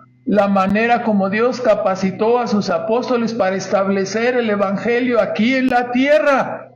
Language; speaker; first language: Spanish; native; Spanish